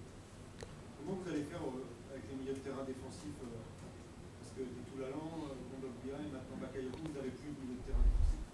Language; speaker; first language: French; native; French